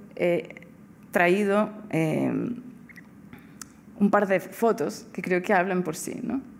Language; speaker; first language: Spanish; non-native, fluent; Portuguese